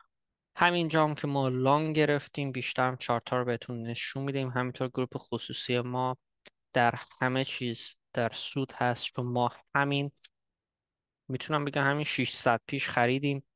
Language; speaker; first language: Persian; early bilingual, heritage; Persian